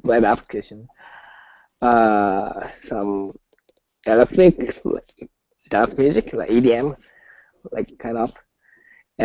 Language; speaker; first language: English; non-native, learner; Japanese